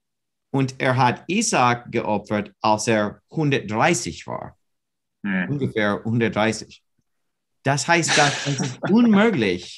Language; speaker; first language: German; non-native, fluent; English